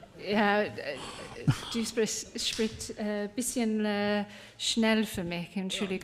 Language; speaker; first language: German; non-native, learner; English